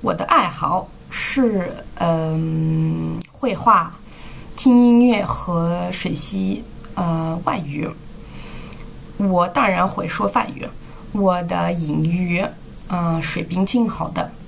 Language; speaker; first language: Chinese; non-native, learner; French